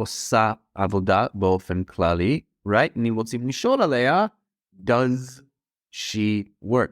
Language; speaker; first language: Hebrew; non-native, fluent; English